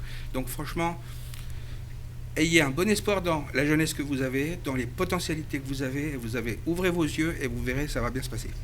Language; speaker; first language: French; native; French